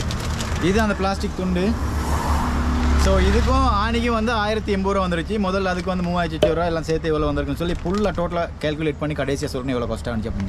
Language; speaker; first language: Tamil; native; Tamil